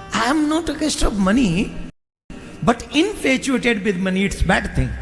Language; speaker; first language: Hindi; native; Hindi